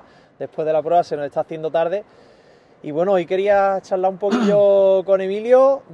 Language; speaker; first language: Spanish; native; Spanish